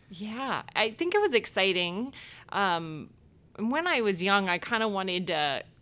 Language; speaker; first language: English; native; English